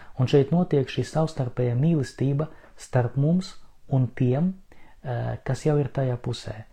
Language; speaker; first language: Latvian; non-native, local second language; Russian